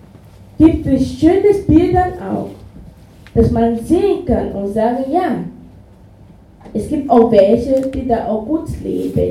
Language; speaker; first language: German; non-native, fluent; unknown